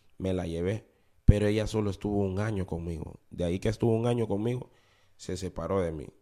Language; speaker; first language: Spanish; native; Spanish